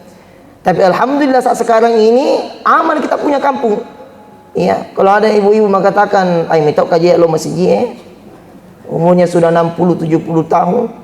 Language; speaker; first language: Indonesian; non-native, local second language; Buginese